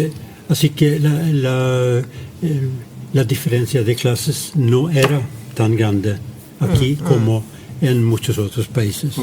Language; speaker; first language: Spanish; non-native, fluent; Norwegian